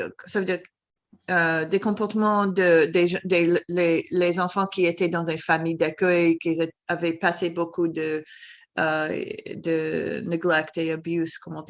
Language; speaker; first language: French; non-native, fluent; English